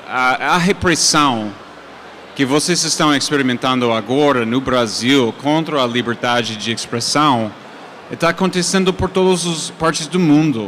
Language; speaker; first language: Portuguese; non-native, fluent; English